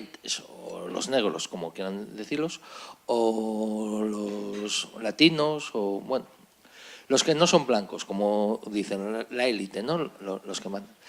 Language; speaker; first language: Spanish; native; Spanish